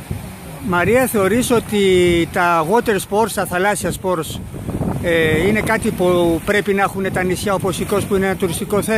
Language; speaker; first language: Greek; native; Greek